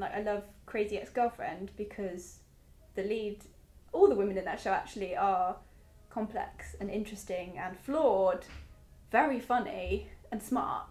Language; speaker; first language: English; native; English